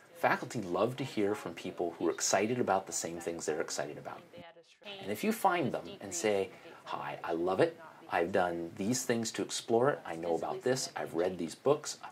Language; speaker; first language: English; native; English